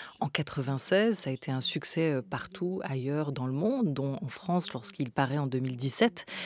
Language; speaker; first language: French; native; French